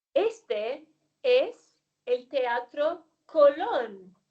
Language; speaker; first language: Spanish; non-native, fluent; Welsh